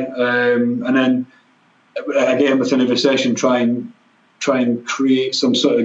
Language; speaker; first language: English; native; English